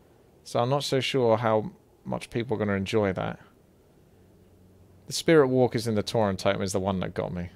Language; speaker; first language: English; native; English